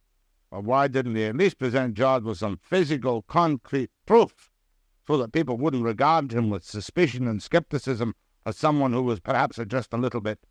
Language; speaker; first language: English; native; English